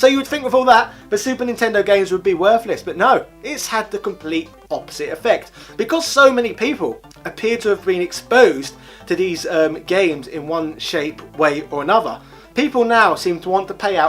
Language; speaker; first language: English; native; English